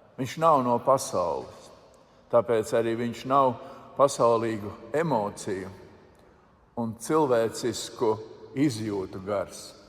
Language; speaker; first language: Latvian; native; Latvian